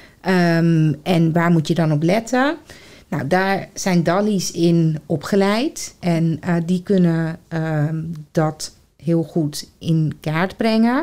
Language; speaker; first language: Dutch; native; Dutch